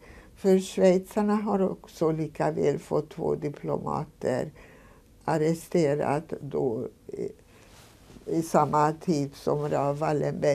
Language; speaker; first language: Swedish; non-native, fluent; Hungarian